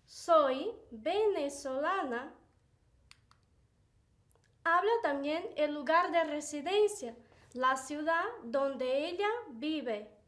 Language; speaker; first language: Spanish; non-native, fluent; Portuguese